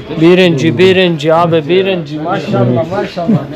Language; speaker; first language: Turkish; non-native, learner; Kurdish